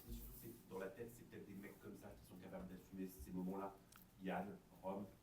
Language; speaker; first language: French; native; French